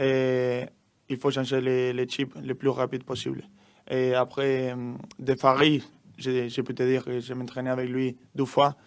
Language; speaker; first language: French; non-native, learner; Spanish